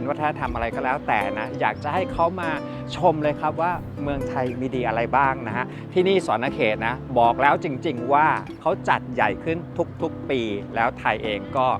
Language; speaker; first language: Thai; native; Thai